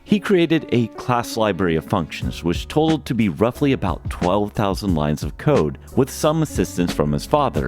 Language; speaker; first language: English; native; English